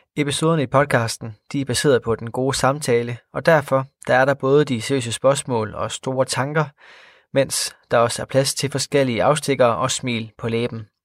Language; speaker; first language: Danish; native; Danish